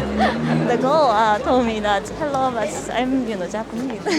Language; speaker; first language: English; non-native, fluent; Japanese